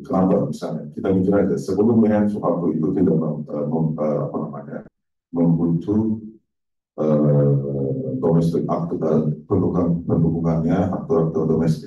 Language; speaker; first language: Indonesian; non-native, fluent; Turkish